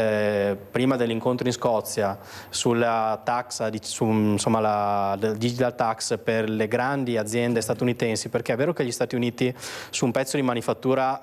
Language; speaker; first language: Italian; native; Italian